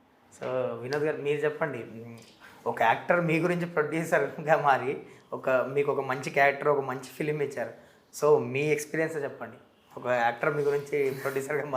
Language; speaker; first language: Telugu; native; Telugu